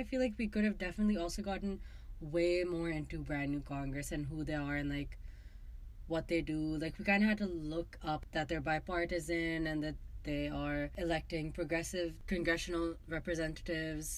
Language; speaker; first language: English; non-native, local second language; Urdu